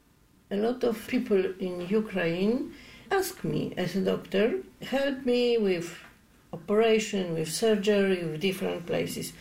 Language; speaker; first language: English; non-native, learner; Polish